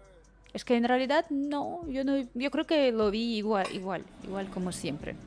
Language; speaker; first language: Spanish; non-native, fluent; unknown